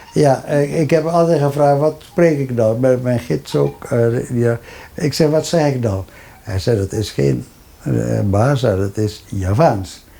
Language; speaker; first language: Dutch; early bilingual, other home language; Javanese